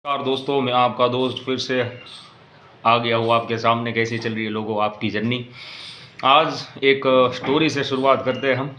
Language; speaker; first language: Hindi; non-native, local second language; Gujarati